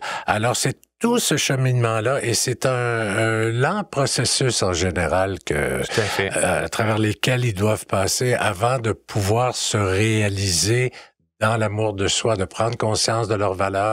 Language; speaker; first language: French; native; French